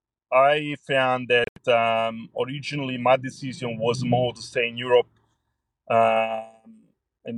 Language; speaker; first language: English; non-native, fluent; Italian